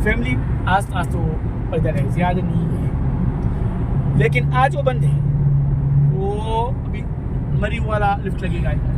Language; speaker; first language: Hindi; non-native, learner; Baluchi